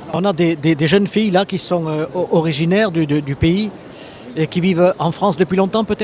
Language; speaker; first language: French; native; French